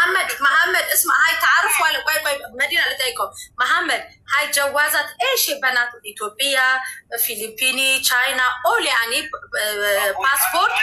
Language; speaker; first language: Arabic; non-native, learner; Amharic